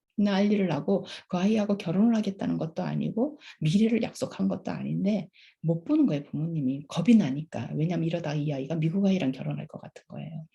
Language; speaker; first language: Korean; native; Korean